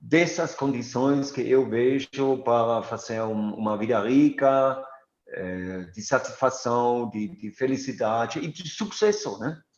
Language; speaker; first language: Portuguese; non-native, fluent; German